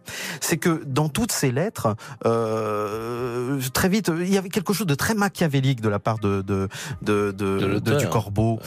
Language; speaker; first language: French; native; French